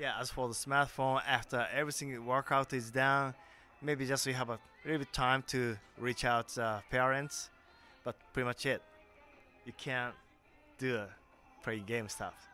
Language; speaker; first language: English; non-native, fluent; Japanese